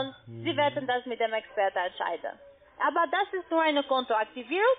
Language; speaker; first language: German; non-native, learner; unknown